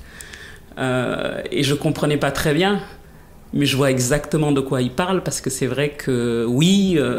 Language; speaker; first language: French; native; French